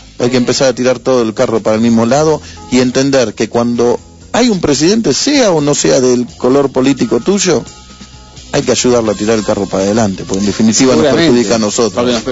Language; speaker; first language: Spanish; native; Spanish